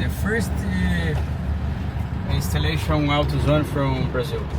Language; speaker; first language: English; non-native, learner; Portuguese